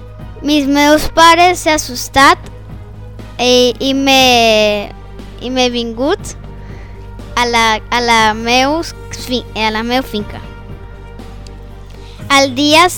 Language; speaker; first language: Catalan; non-native, learner; Spanish